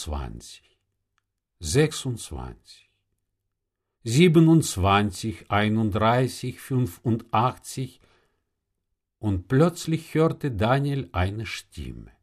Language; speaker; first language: German; non-native, fluent; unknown